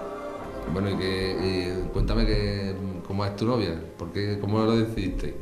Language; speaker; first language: Spanish; native; Spanish